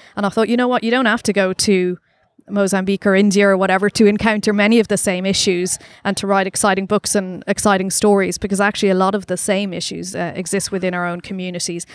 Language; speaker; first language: English; native; English